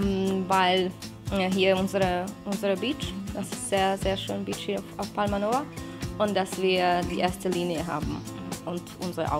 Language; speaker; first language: German; non-native, learner; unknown